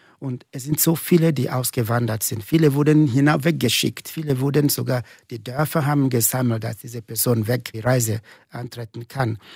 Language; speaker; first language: German; non-native, fluent; Igbo